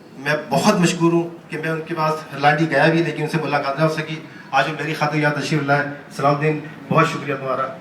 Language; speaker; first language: Urdu; native; Urdu